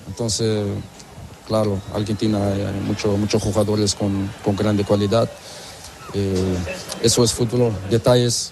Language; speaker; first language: Spanish; non-native, learner; Portuguese